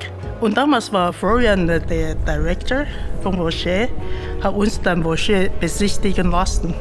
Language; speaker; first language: German; non-native, fluent; Chinese